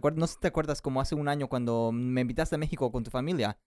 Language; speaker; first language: Spanish; early bilingual, heritage; Spanish